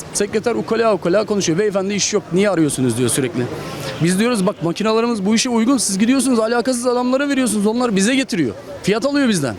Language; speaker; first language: Turkish; native; Turkish